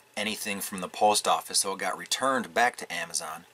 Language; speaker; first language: English; native; English